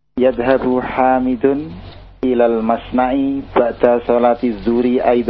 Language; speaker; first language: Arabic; non-native, learner; Indonesian